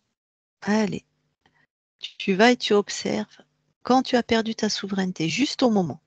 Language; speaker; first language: French; native; French